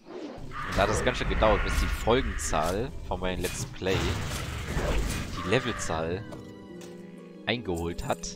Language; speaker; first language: German; native; German